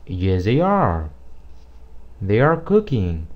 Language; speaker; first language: English; non-native, fluent; Spanish